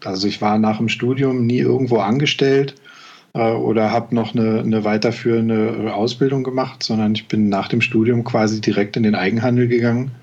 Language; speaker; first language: German; native; German